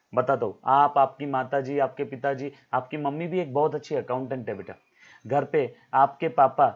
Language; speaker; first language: Hindi; non-native, local second language; Marathi